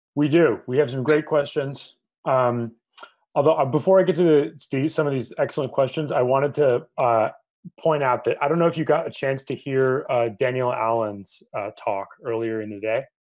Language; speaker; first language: English; native; English